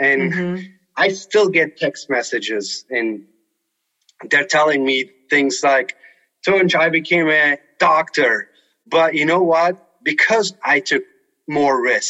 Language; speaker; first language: English; non-native, fluent; Turkish